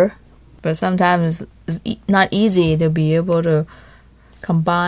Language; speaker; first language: English; non-native, fluent; Vietnamese